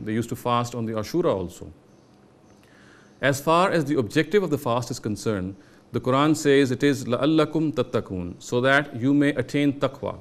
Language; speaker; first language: English; non-native, local second language; Urdu